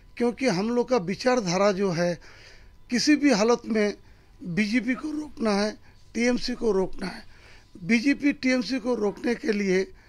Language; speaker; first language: Hindi; non-native, local second language; Bangla